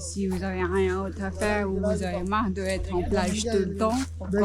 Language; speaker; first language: French; non-native, fluent; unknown